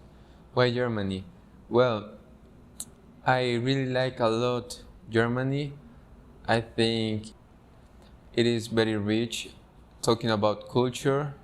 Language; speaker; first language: English; non-native, fluent; Spanish